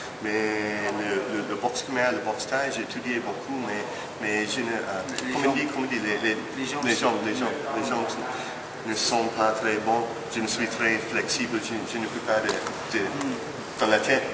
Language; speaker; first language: French; non-native, learner; English